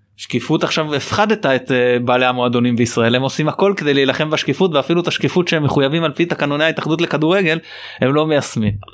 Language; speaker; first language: Hebrew; native; Hebrew